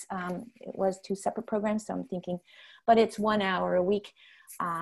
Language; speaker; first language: English; non-native, fluent; Dutch